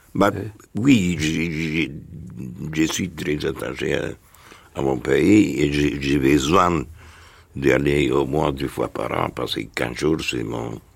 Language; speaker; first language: French; non-native, fluent; Spanish